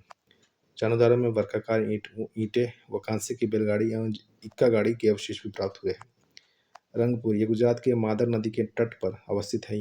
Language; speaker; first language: Hindi; native; Hindi